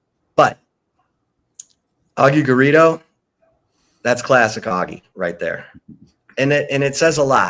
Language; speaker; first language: English; native; English